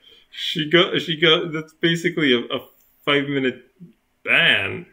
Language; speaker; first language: English; non-native, fluent; Swedish